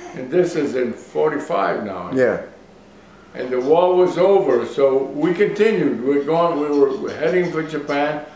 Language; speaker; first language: English; native; English